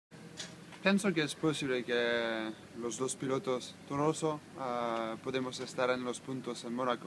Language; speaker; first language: Spanish; non-native, learner; French